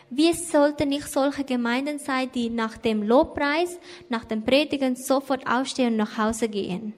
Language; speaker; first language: German; non-native, learner; Thai